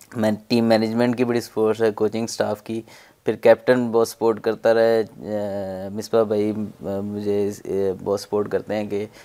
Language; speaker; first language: Urdu; non-native, local second language; Punjabi